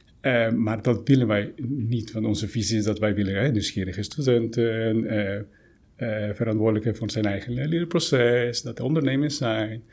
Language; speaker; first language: Dutch; non-native, fluent; Spanish